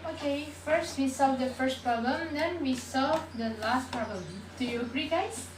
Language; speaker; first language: English; non-native, learner; Indonesian